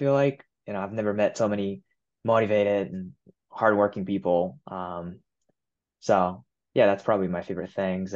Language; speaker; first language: English; non-native, fluent; Japanese